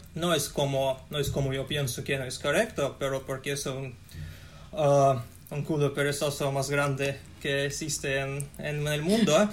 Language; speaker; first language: Spanish; non-native, learner; Russian